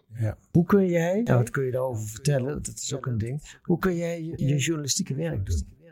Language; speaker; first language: Dutch; native; Dutch